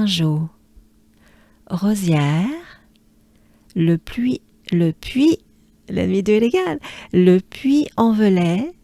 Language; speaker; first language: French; native; French